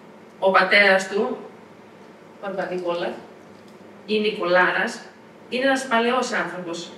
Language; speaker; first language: Greek; non-native, fluent; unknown